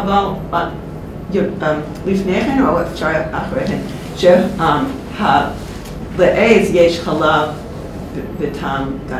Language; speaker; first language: Hebrew; non-native, fluent; English